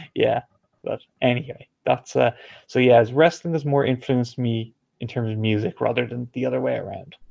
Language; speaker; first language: English; native; English